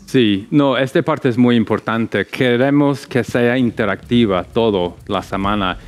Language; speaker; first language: Spanish; non-native, fluent; English